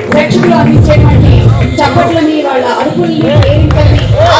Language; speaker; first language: Telugu; native; Telugu